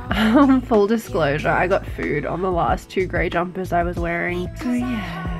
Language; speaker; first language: English; native; English